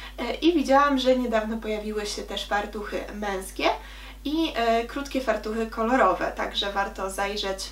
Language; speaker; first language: Polish; native; Polish